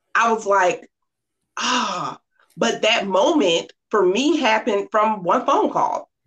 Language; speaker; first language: English; native; English